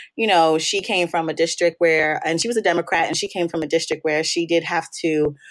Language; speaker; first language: English; native; English